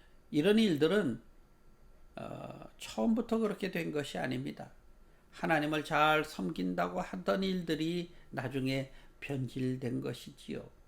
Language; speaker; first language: Korean; native; Korean